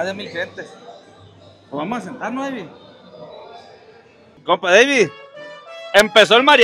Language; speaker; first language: Spanish; native; Spanish